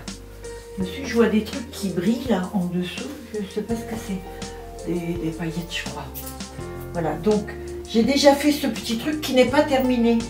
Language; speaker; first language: French; native; French